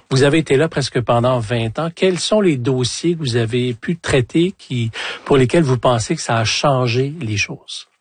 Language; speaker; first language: French; native; French